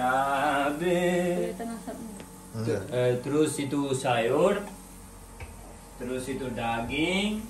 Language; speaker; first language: Indonesian; non-native, learner; Urdu